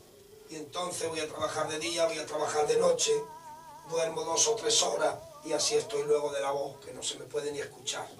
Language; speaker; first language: Spanish; native; Spanish